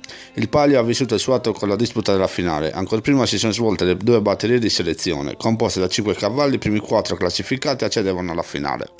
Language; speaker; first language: Italian; native; Italian